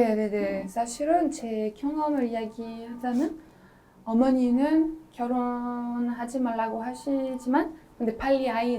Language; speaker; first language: Korean; non-native, fluent; French